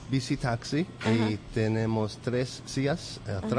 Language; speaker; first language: Spanish; non-native, learner; English